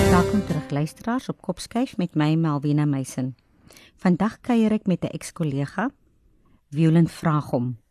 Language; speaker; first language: Afrikaans; native; Afrikaans